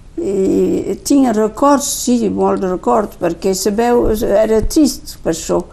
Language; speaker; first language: Catalan; native; Catalan